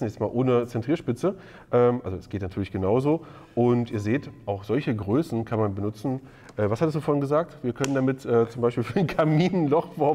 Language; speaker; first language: German; native; German